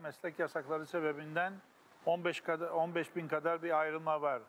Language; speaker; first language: Turkish; non-native, local second language; Greek